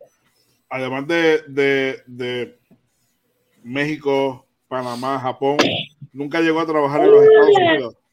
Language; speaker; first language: Spanish; native; Spanish